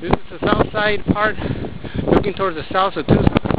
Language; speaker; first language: English; early bilingual, other home language; Spanish